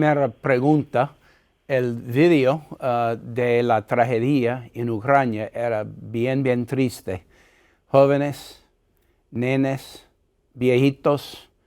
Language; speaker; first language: Spanish; non-native, fluent; English